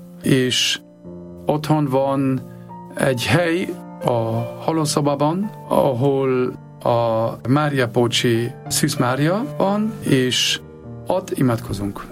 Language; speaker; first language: Hungarian; non-native, fluent; German